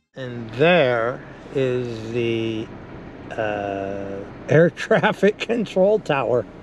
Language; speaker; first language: English; native; English